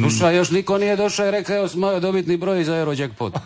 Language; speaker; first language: Serbian; native; Serbian